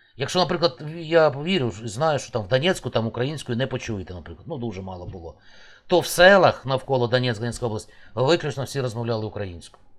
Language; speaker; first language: Ukrainian; native; Ukrainian